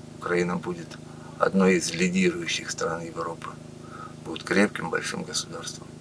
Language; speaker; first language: Russian; native; Russian